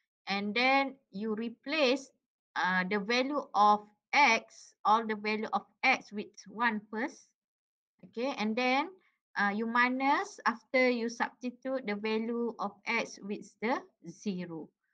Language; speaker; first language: English; non-native, local second language; Malay